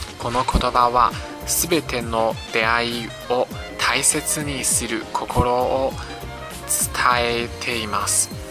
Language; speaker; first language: Japanese; non-native, fluent; Chinese